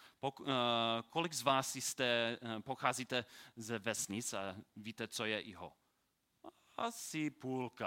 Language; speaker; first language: Czech; non-native, learner; English